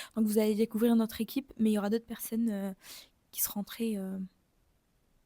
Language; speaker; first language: French; native; French